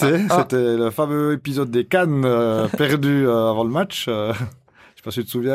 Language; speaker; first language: French; native; French